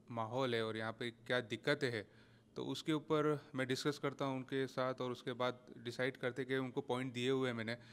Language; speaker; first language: Hindi; native; Hindi